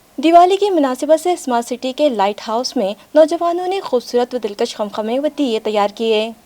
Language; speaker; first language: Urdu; native; Urdu